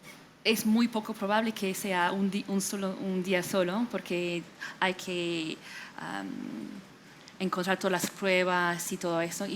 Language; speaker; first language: Spanish; non-native, fluent; English